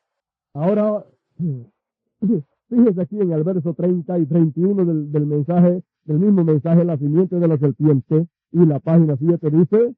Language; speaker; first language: Spanish; native; Spanish